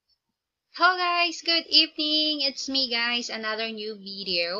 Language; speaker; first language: English; non-native, local second language; Filipino